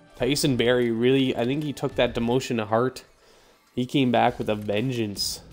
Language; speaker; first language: English; native; English